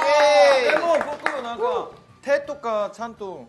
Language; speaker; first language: Japanese; non-native, learner; Korean